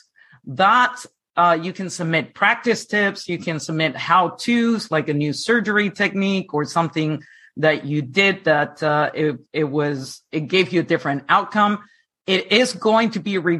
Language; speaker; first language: English; non-native, fluent; Spanish